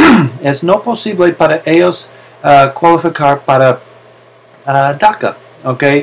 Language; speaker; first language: Spanish; non-native, learner; English